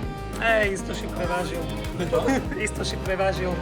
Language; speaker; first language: Slovak; native; Slovak